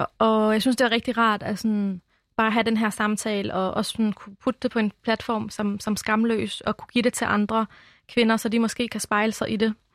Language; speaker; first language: Danish; early bilingual, other home language; Arabic